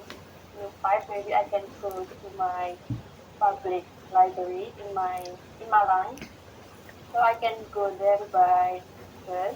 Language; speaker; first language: English; non-native, learner; Indonesian